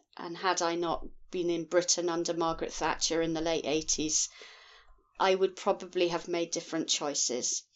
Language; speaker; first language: English; native; English